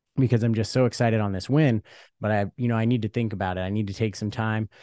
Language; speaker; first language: English; early bilingual, other home language; Dutch